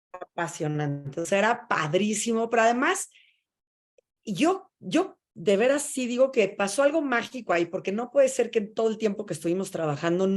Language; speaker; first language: Spanish; native; Spanish